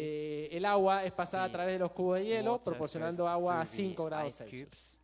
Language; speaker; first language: Spanish; native; Spanish